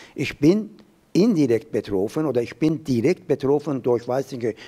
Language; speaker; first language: German; non-native, fluent; Persian